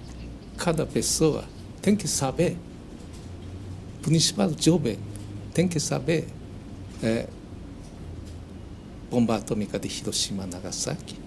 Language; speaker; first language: Portuguese; non-native, learner; Japanese